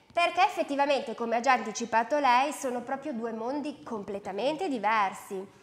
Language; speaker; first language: Italian; native; Italian